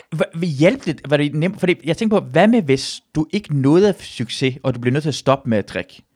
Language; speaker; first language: Danish; early bilingual, other home language; Persian